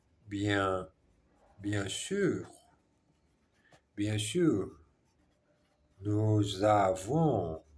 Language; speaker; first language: French; non-native, learner; Portuguese